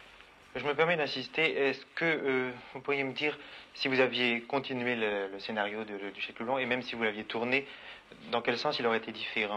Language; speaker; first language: French; native; French